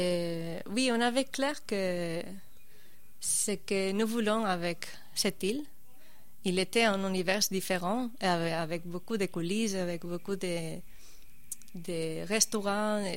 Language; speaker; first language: French; non-native, fluent; Spanish